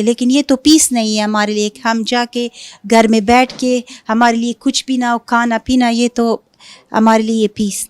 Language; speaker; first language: Hindi; non-native, fluent; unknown